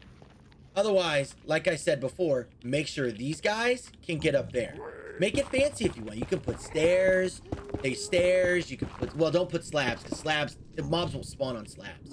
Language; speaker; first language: English; native; English